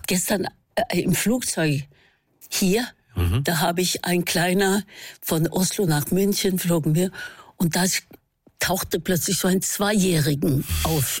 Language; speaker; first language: German; non-native, fluent; Norwegian